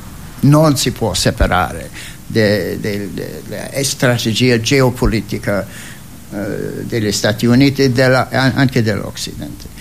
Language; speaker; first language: Italian; non-native, fluent; English